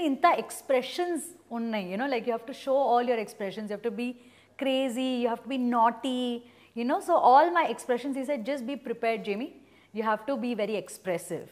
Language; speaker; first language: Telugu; early bilingual, heritage; Telugu